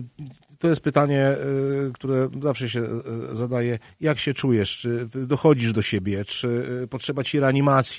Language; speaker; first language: Polish; native; Polish